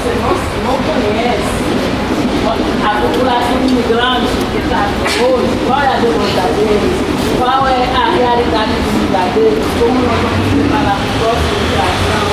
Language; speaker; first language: Portuguese; non-native, learner; Haitian Creole